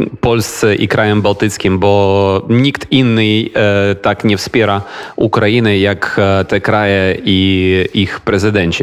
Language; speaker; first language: Polish; non-native, fluent; Ukrainian